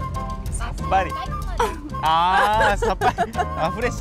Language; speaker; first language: Japanese; non-native, learner; Korean